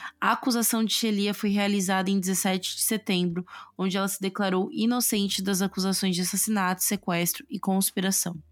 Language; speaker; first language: Portuguese; native; Portuguese